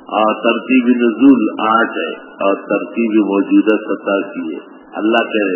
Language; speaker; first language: Urdu; non-native, local second language; Pashto